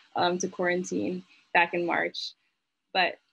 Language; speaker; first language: English; native; English